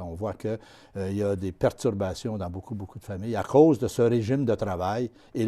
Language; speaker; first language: French; native; French